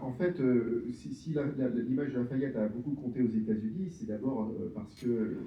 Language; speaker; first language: French; native; French